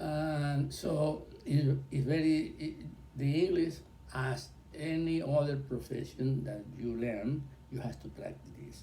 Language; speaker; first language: English; non-native, learner; Spanish